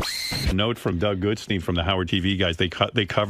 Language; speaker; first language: English; native; English